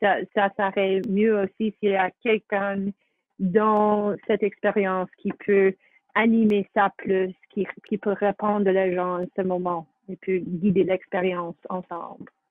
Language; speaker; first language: French; non-native, fluent; English